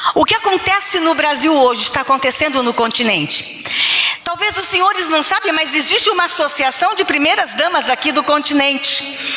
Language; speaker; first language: Portuguese; native; Portuguese